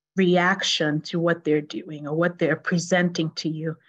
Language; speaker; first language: English; non-native, local second language; Yoruba